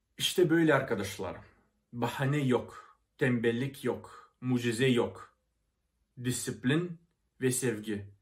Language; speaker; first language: Turkish; non-native, fluent; Russian